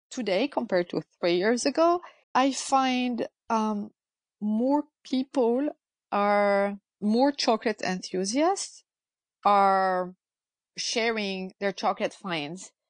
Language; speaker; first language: English; non-native, fluent; French